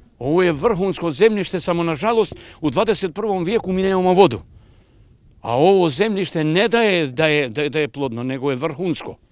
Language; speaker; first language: Croatian; non-native, local second language; Albanian